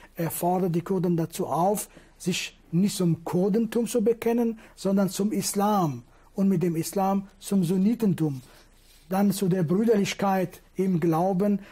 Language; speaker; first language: German; non-native, fluent; Kurdish